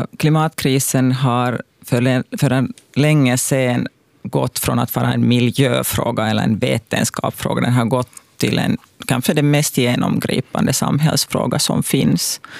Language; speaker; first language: Swedish; non-native, local second language; Finnish